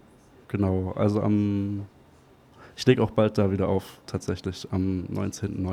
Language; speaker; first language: German; native; German